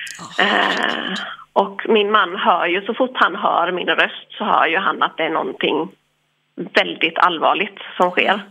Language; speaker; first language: Swedish; early bilingual, other home language; English